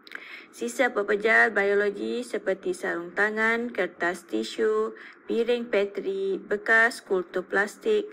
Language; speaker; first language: Malay; native; Malay